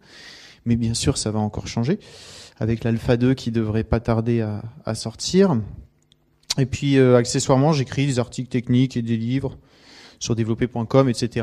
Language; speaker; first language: French; native; French